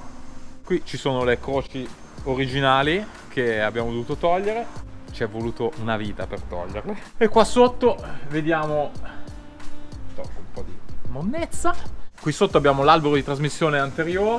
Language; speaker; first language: Italian; native; Italian